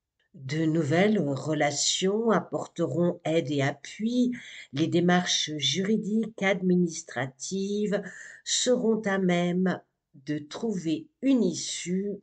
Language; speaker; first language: French; native; French